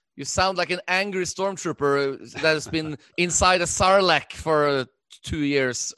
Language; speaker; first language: English; non-native, fluent; Norwegian